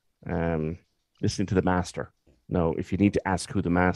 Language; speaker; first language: English; native; English